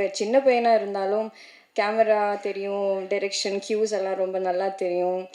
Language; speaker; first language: Tamil; non-native, learner; Malayalam